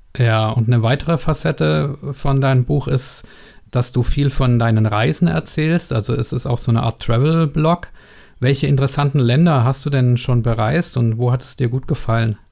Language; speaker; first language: German; native; German